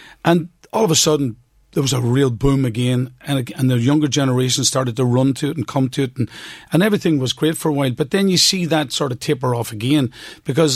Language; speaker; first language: English; native; English